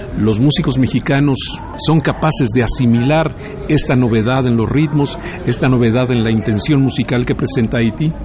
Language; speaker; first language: Spanish; native; Spanish